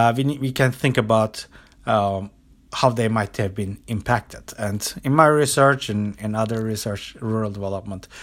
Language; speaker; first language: English; non-native, fluent; Turkish